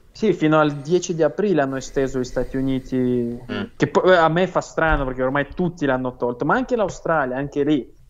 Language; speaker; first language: Italian; non-native, fluent; Russian